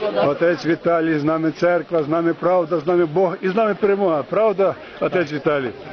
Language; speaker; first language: Ukrainian; native; Ukrainian